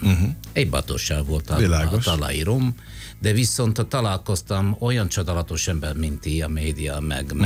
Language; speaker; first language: Hungarian; non-native, fluent; Italian